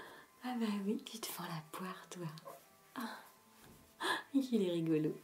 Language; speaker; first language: French; native; French